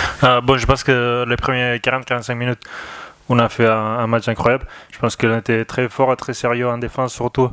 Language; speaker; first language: French; non-native, fluent; Spanish